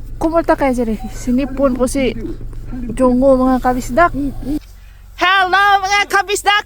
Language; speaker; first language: Filipino; non-native, local second language; Cebuano